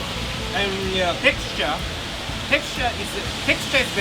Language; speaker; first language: English; non-native, learner; Japanese